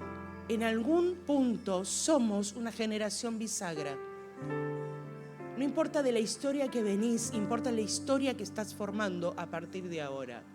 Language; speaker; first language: Spanish; native; Spanish